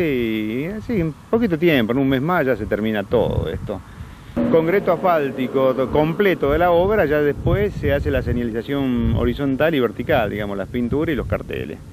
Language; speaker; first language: Spanish; native; Spanish